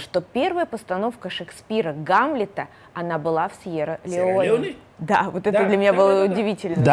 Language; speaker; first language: Russian; native; Russian